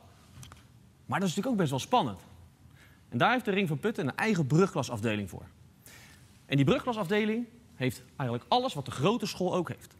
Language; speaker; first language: Dutch; native; Dutch